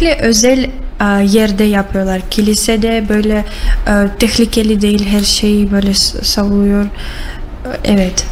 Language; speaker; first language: Turkish; non-native, learner; Russian